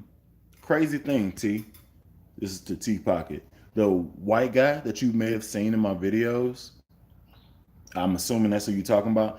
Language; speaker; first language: English; native; English